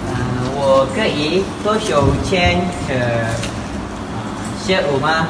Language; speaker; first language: Chinese; non-native, learner; Malay